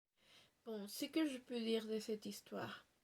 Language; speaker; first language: French; non-native, learner; Spanish